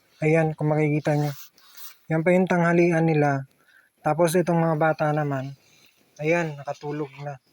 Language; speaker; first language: Filipino; native; Filipino